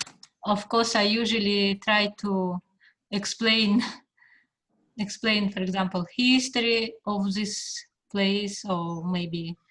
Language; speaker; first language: English; non-native, fluent; Russian